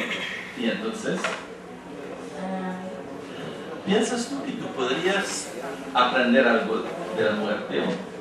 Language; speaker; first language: Spanish; non-native, fluent; French